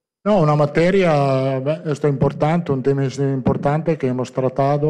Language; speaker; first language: Portuguese; non-native, fluent; Italian